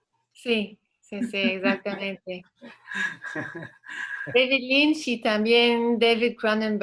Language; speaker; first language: Spanish; non-native, fluent; French